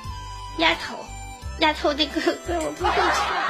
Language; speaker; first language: Chinese; native; Chinese